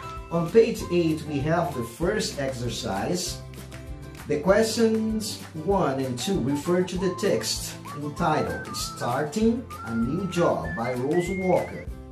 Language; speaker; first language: English; non-native, fluent; Portuguese